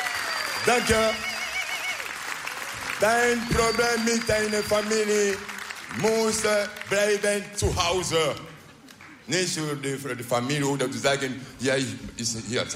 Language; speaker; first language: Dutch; non-native, learner; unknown